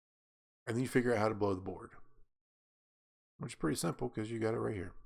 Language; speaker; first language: English; native; English